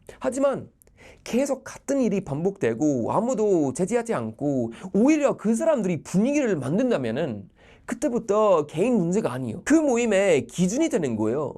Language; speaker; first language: Korean; non-native, fluent; Swedish